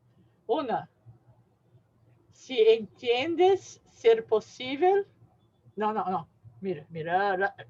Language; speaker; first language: Spanish; non-native, learner; Portuguese